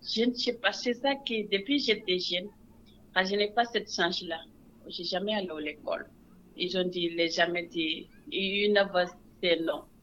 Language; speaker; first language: French; non-native, local second language; Wolof